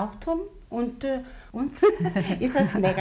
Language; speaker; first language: German; non-native, learner; Korean